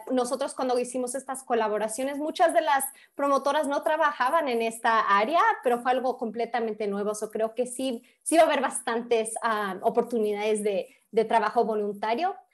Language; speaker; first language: Spanish; early bilingual, heritage; Spanish